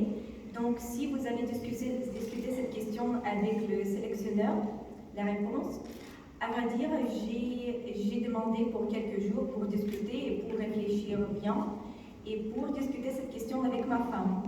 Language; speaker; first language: French; non-native, fluent; Ukrainian